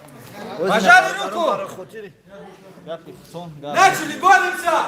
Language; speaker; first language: Russian; native; Russian